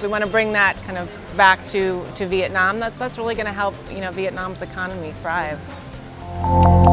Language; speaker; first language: English; native; English